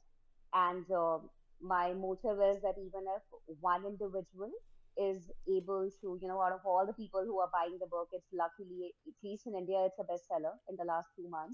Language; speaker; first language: English; non-native, local second language; Hindi